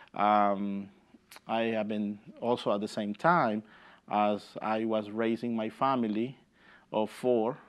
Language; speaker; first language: English; non-native, fluent; Spanish